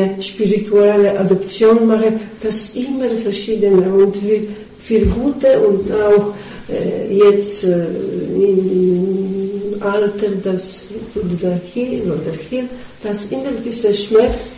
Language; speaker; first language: German; non-native, learner; Polish